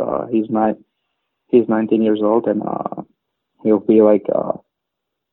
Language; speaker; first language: English; non-native, fluent; Czech